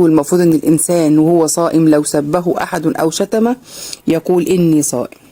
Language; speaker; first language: Arabic; native; Arabic